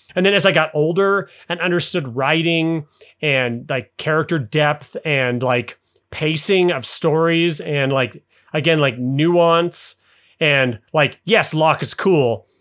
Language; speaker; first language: English; native; English